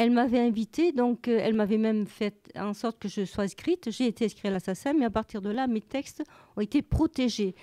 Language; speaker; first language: French; native; French